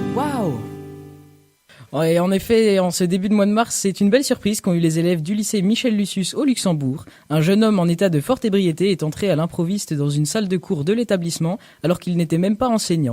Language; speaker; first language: French; native; French